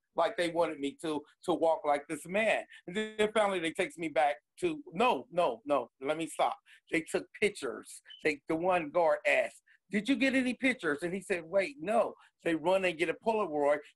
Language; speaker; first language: English; native; English